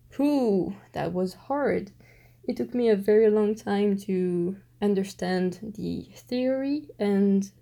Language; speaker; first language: English; non-native, fluent; French